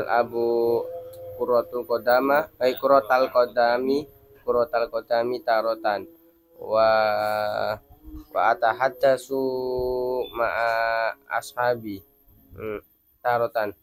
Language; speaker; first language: Arabic; non-native, learner; Indonesian